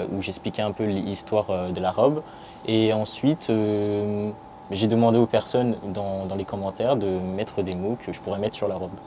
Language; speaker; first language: French; native; French